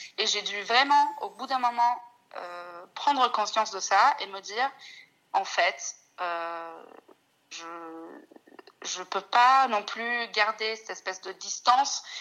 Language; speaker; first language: French; non-native, fluent; Italian